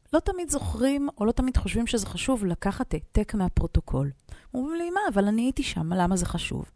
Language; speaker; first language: Hebrew; native; Hebrew